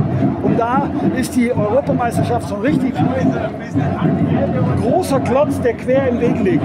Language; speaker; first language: German; native; German